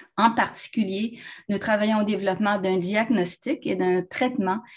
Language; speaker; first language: French; native; French